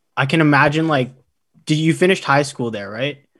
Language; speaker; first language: English; early bilingual, other home language; Filipino